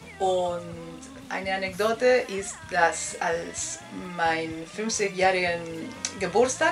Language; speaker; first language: German; non-native, fluent; Spanish